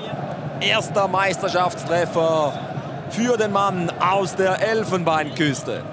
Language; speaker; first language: German; native; German